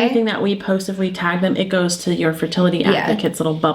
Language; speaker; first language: English; native; English